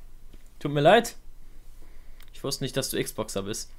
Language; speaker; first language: German; native; German